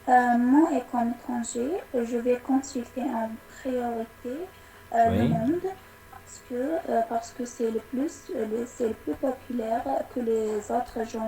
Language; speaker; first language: French; non-native, learner; Arabic